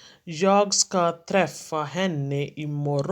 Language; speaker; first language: Swedish; non-native, fluent; Urdu